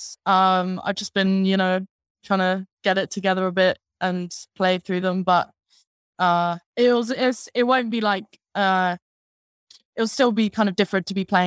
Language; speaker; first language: English; native; English